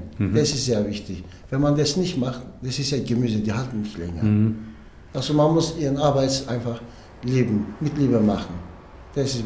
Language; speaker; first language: German; non-native, learner; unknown